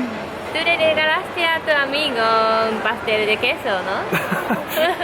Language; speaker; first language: Spanish; non-native, fluent; Japanese